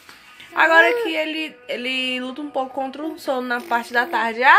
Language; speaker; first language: Portuguese; native; Portuguese